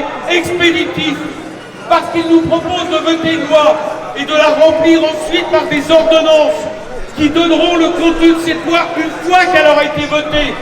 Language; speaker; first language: French; native; French